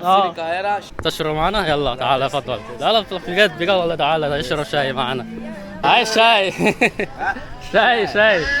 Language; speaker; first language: Arabic; non-native, fluent; Chinese